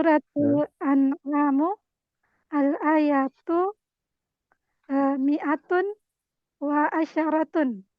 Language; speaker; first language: Arabic; non-native, learner; Indonesian